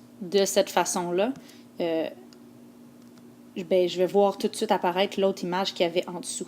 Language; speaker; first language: French; native; French